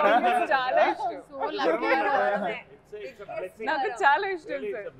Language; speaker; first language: Telugu; non-native, learner; Hindi